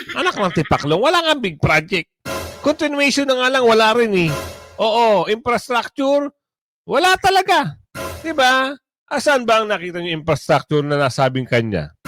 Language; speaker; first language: Filipino; non-native, local second language; Cebuano